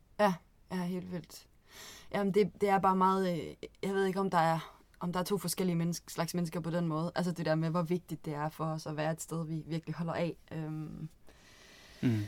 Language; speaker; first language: Danish; native; Danish